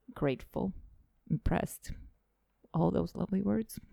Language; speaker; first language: English; non-native, fluent; Estonian